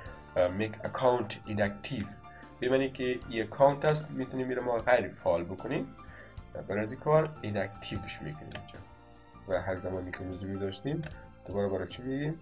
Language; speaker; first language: Persian; native; Persian